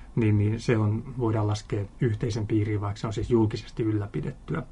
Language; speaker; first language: Finnish; native; Finnish